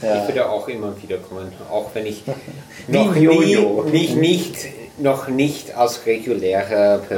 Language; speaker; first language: German; non-native, fluent; English